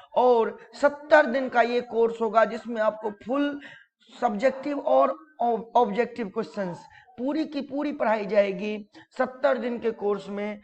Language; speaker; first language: Hindi; native; Hindi